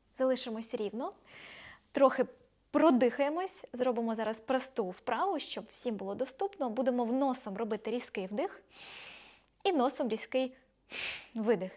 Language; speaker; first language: Ukrainian; non-native, local second language; Russian